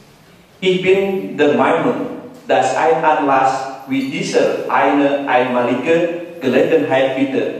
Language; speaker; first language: German; non-native, learner; Indonesian